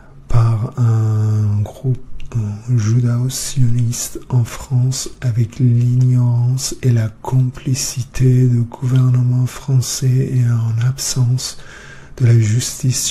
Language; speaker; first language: French; non-native, fluent; Persian